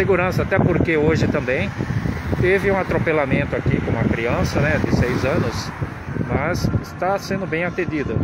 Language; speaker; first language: Portuguese; native; Portuguese